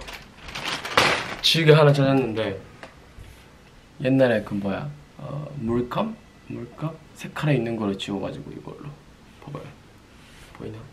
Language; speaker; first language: Korean; non-native, fluent; Japanese